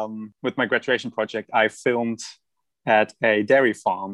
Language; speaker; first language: English; non-native, fluent; German